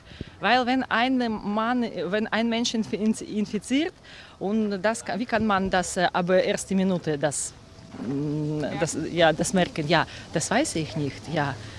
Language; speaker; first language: German; non-native, learner; Russian